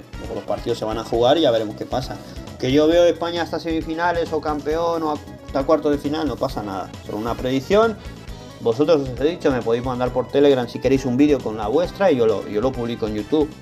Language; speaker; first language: Spanish; native; Spanish